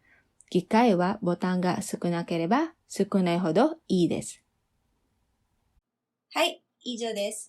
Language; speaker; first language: Japanese; non-native, fluent; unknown